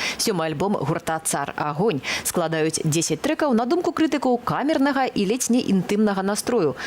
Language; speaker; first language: Belarusian; native; Belarusian